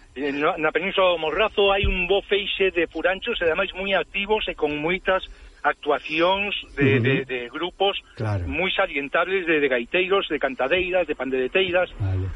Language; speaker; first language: Galician; native; Galician